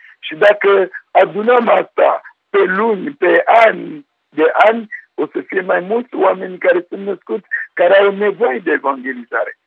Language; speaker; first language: Romanian; non-native, fluent; Sango